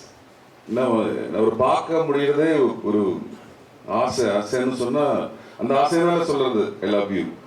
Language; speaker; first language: Tamil; non-native, local second language; Malayalam